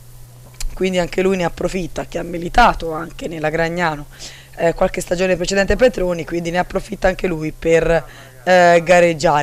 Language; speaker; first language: Italian; native; Italian